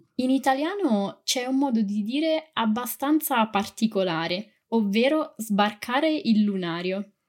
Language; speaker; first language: Italian; native; Italian